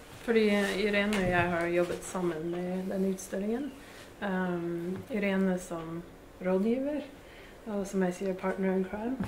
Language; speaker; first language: Norwegian; non-native, fluent; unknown